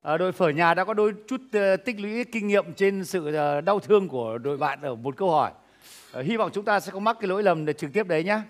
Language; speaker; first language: Vietnamese; native; Vietnamese